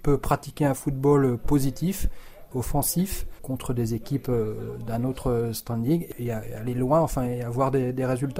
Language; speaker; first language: French; native; French